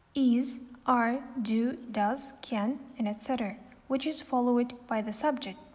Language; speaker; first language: English; non-native, fluent; Kazakh